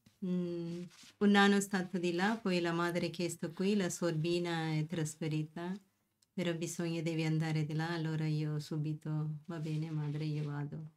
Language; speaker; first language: Italian; non-native, learner; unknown